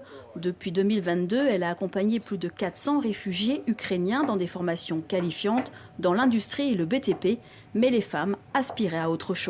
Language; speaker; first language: French; native; French